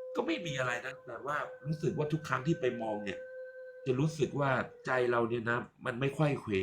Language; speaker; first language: Thai; native; Thai